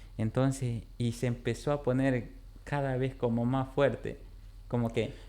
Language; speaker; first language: Spanish; native; Spanish